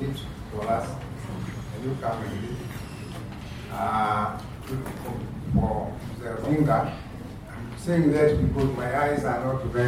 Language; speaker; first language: English; non-native, local second language; Kikuyu